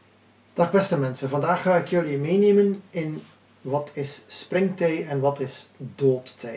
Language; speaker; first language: Dutch; native; Dutch